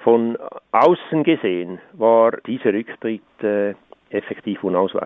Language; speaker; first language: German; native; German